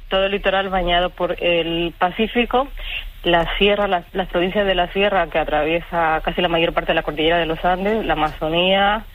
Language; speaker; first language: Spanish; native; Spanish